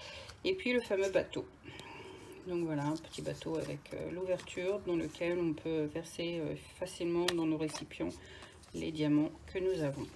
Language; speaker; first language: French; native; French